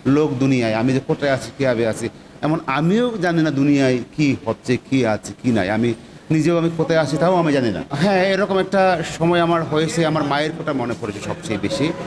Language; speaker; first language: Bangla; non-native, local second language; Chakma